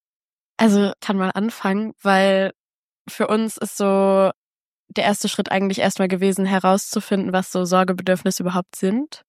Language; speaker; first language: German; native; German